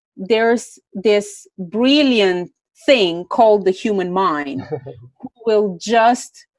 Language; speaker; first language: English; non-native, fluent; Romanian